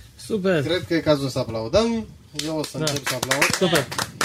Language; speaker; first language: Romanian; early bilingual, heritage; Romanian